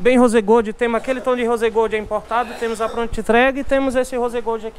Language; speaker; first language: Portuguese; native; Portuguese